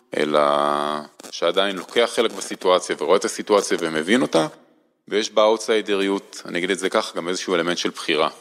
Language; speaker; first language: Hebrew; native; Hebrew